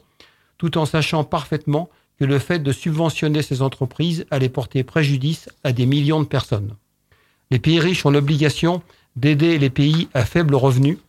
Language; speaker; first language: French; native; French